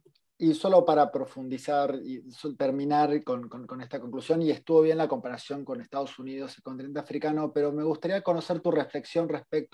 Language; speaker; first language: Spanish; native; Spanish